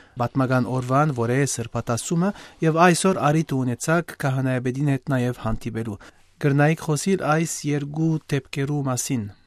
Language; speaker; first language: Armenian; early bilingual, heritage; Armenian